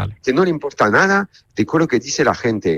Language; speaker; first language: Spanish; non-native, learner; Italian